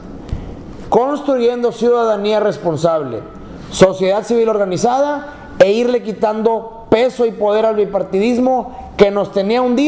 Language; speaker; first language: Spanish; native; Spanish